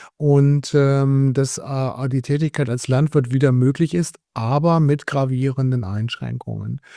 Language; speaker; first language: German; native; German